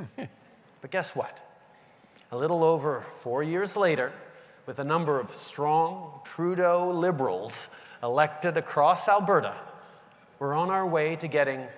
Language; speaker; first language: English; native; English